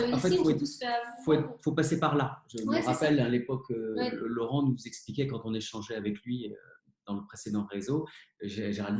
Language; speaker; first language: French; native; French